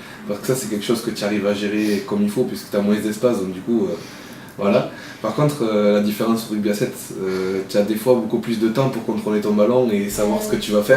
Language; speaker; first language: French; native; French